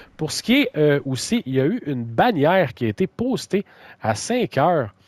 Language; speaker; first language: French; native; French